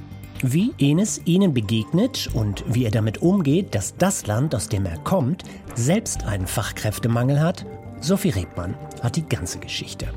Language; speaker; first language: German; native; German